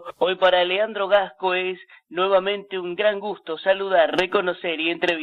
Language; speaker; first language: Spanish; native; Spanish